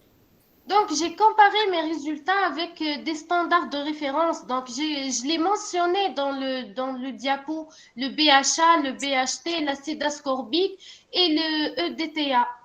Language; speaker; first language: French; non-native, local second language; Arabic